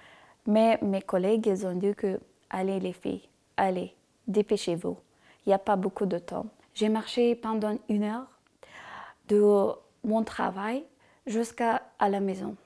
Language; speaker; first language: French; non-native, learner; Persian